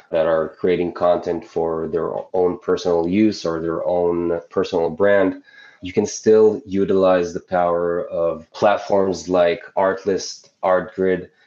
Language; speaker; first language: English; non-native, fluent; Hebrew